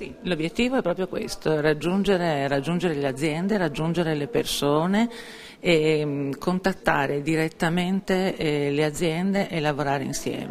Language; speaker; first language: Italian; native; Italian